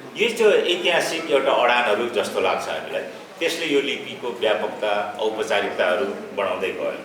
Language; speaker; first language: Nepali; non-native, local second language; Limbu